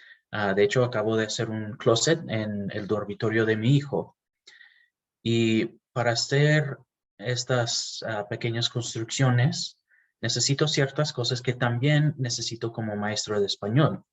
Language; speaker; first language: Spanish; non-native, fluent; English